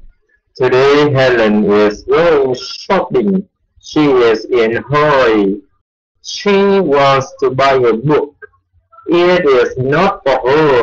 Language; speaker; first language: English; non-native, learner; Vietnamese